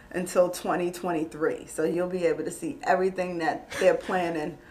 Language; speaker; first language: English; native; English